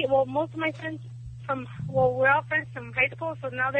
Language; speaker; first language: English; early bilingual, other home language; Italian